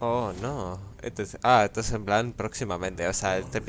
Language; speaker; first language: Spanish; native; Spanish